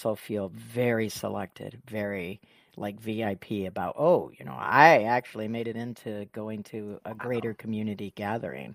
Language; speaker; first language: English; native; English